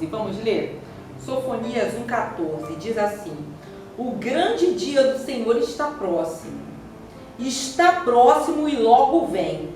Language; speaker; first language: Portuguese; native; Portuguese